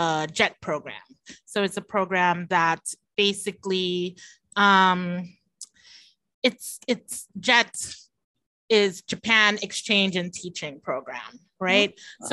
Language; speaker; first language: English; native; English